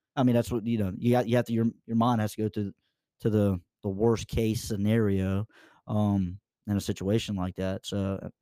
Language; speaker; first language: English; native; English